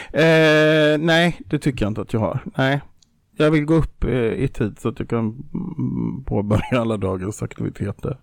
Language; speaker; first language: Swedish; native; Swedish